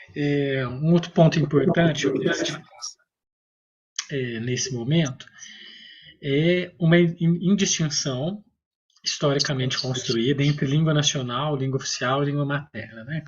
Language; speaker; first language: Portuguese; native; Portuguese